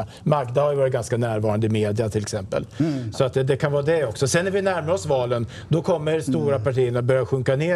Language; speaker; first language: Swedish; native; Swedish